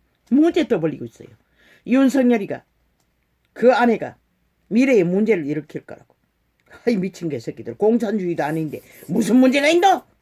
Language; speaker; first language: Korean; native; Korean